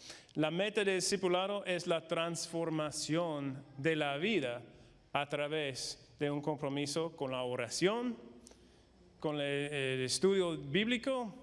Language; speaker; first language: Spanish; non-native, fluent; English